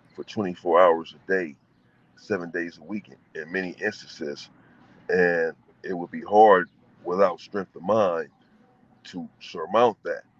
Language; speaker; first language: English; native; English